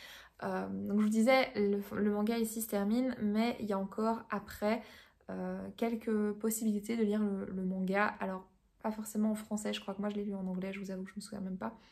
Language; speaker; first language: French; native; French